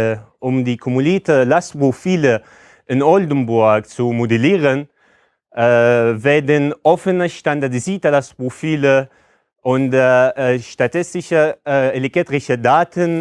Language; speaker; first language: German; non-native, fluent; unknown